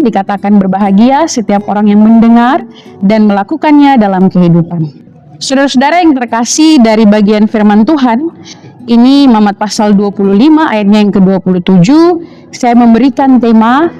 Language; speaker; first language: Indonesian; native; Indonesian